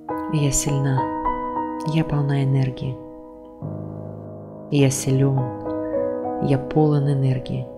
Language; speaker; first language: Russian; native; Russian